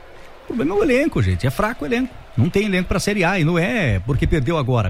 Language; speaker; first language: Portuguese; native; Portuguese